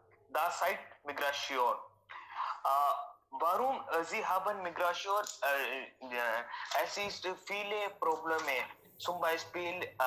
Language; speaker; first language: German; non-native, learner; Hindi